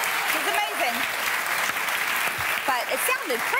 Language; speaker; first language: English; native; English